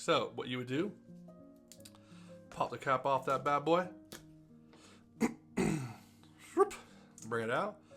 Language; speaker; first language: English; native; English